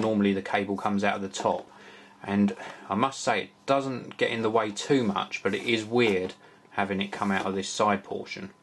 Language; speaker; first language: English; native; English